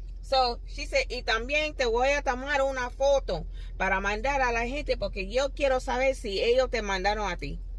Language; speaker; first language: Spanish; early bilingual, heritage; English